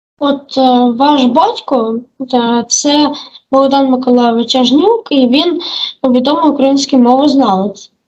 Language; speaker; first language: Ukrainian; native; Ukrainian